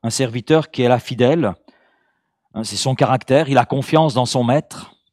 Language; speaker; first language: French; native; French